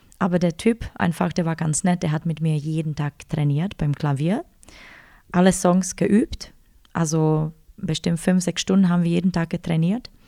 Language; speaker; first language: German; non-native, fluent; Czech